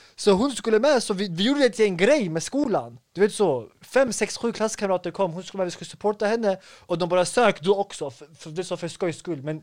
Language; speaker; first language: Swedish; early bilingual, other home language; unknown